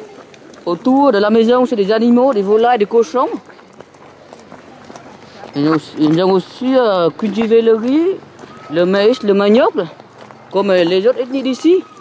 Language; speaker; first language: French; non-native, learner; Vietnamese